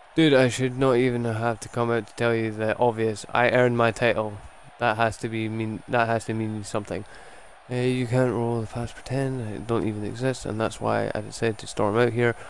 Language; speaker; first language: English; native; English